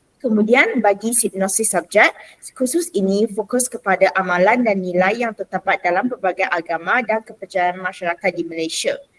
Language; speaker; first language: Malay; non-native, local second language; Chinese